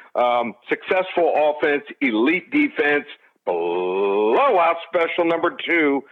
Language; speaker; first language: English; native; English